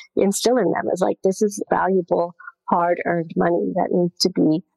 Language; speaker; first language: English; non-native, local second language; Gujarati